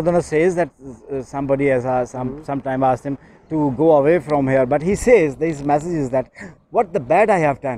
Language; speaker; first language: English; non-native, learner; Urdu